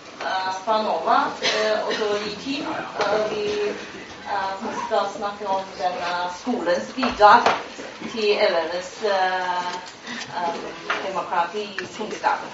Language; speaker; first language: Norwegian; non-native, fluent; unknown